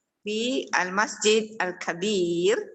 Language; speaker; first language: Arabic; non-native, learner; Malay